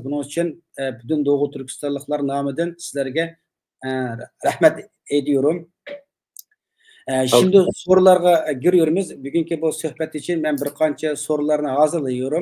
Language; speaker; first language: Turkish; non-native, learner; Uyghur